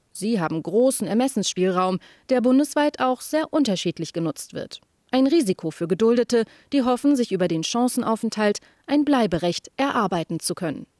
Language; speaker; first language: German; native; German